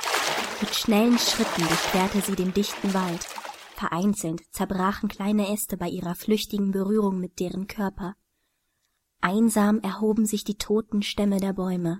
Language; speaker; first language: German; native; German